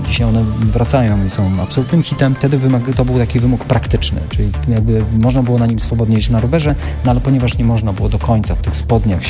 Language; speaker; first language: Polish; native; Polish